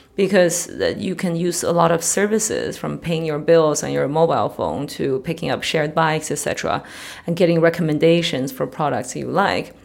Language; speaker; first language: English; early bilingual, other home language; Chinese